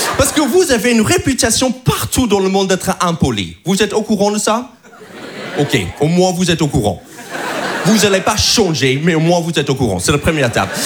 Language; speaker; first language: French; non-native, fluent; English